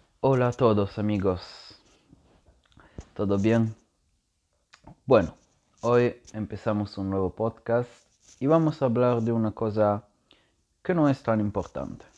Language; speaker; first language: Spanish; non-native, learner; Italian